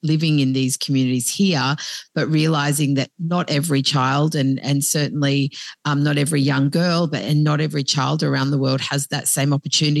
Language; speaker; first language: English; native; English